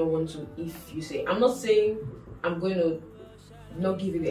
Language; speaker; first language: English; non-native, local second language; Yoruba